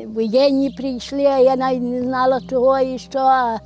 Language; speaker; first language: Ukrainian; native; Ukrainian